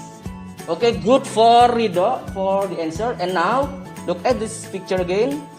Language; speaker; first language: English; non-native, learner; Indonesian